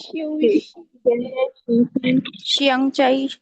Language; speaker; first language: Chinese; non-native, learner; Bangla